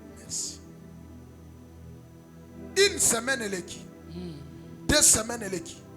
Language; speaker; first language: French; non-native, local second language; Lingala